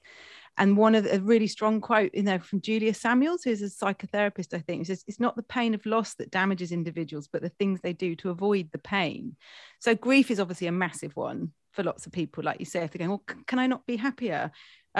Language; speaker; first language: English; native; English